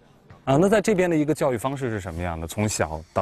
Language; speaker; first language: Chinese; native; Chinese